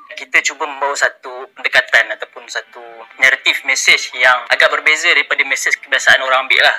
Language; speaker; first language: Malay; native; Malay